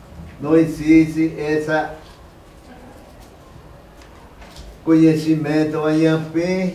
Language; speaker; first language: Portuguese; non-native, local second language; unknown